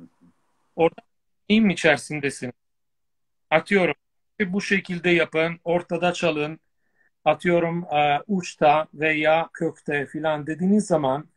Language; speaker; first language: Turkish; non-native, fluent; Italian